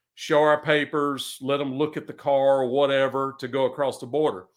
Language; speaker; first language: English; native; English